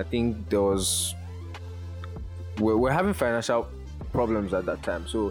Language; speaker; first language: English; non-native, local second language; Yoruba